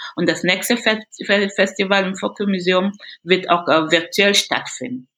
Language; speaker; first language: German; non-native, fluent; French